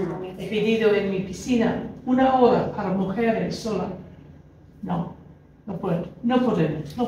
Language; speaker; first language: Spanish; non-native, fluent; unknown